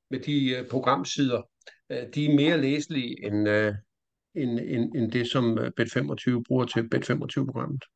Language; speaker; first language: Danish; native; Danish